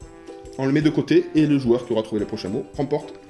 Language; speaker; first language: French; native; French